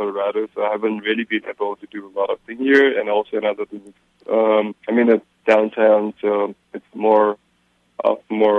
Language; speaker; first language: English; non-native, local second language; Eastern Tamang